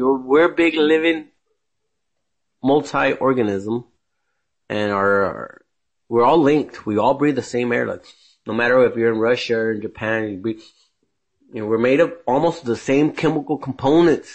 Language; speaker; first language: English; native; English